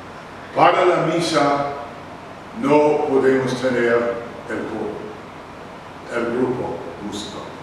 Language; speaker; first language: Spanish; non-native, learner; English